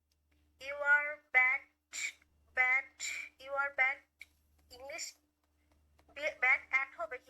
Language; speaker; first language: English; non-native, learner; Bangla